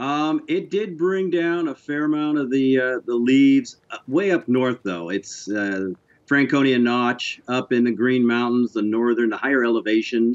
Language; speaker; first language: English; native; English